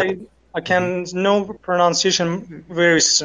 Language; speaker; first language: English; non-native, learner; Kurdish